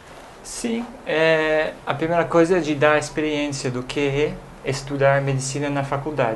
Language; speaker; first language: Portuguese; non-native, fluent; English